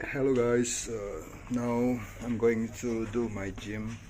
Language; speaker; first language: English; non-native, learner; Indonesian